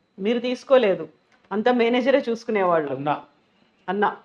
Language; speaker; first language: Telugu; native; Telugu